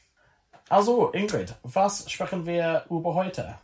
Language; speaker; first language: German; non-native, learner; English